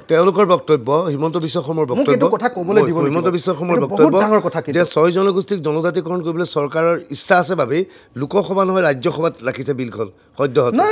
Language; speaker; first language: Assamese; native; Assamese